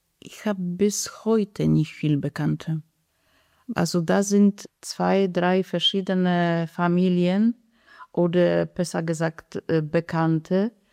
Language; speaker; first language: German; non-native, fluent; Polish